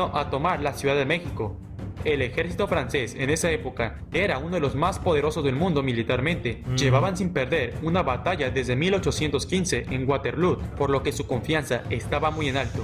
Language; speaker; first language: Spanish; native; Spanish